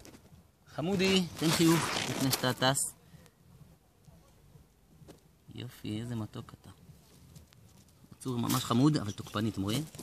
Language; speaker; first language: Hebrew; native; Hebrew